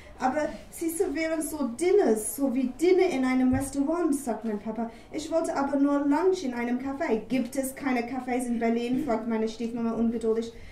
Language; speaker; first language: German; non-native, fluent; English